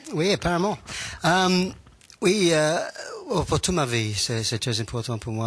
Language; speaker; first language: French; non-native, learner; English